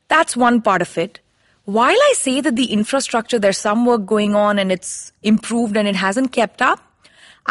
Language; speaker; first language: English; non-native, local second language; Hindi